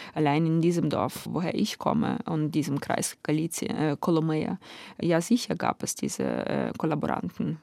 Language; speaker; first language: German; non-native, fluent; Ukrainian